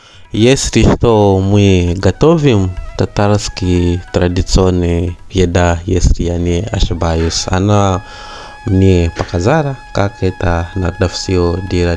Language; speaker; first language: Russian; non-native, learner; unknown